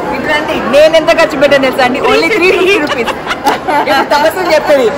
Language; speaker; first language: Telugu; native; Telugu